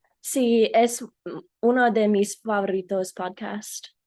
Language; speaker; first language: Spanish; non-native, learner; English